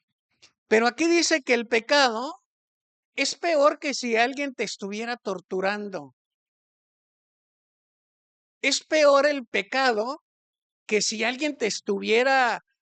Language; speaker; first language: Spanish; native; Spanish